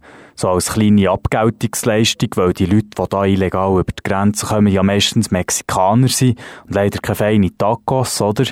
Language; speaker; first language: German; native; German